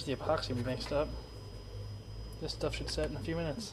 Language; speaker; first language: English; native; English